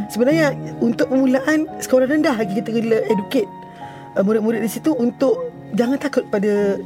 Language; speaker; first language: Malay; native; Malay